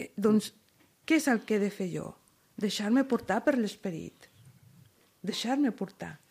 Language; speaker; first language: Catalan; non-native, fluent; Spanish